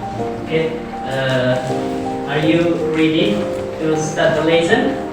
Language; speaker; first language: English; non-native, learner; Indonesian